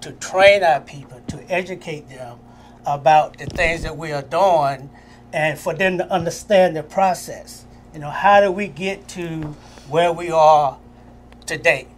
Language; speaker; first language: English; native; English